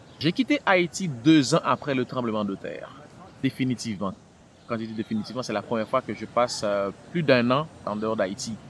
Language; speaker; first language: French; non-native, local second language; Haitian Creole